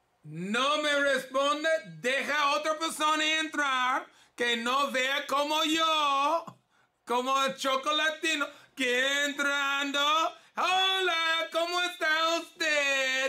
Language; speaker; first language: Spanish; early bilingual, heritage; English